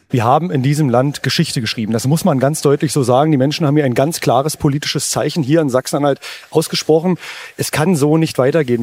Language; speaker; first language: German; native; German